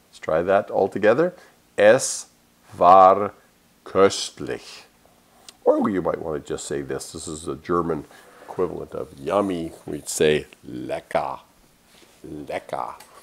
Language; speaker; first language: English; early bilingual, other home language; German